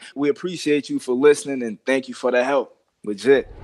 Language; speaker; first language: English; native; English